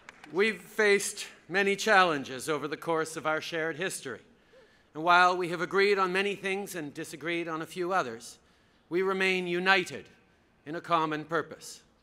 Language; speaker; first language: English; early bilingual, other home language; French